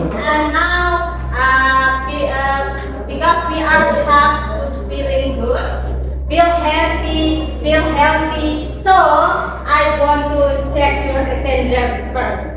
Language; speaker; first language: English; non-native, learner; Indonesian